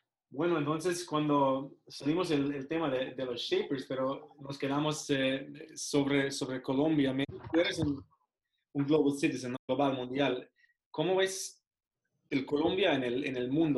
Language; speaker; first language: Spanish; non-native, fluent; German